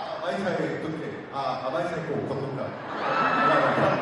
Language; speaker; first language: Thai; non-native, learner; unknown